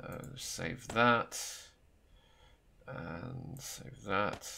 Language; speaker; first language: English; native; English